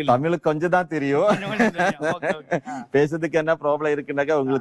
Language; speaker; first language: Tamil; non-native, learner; Malayalam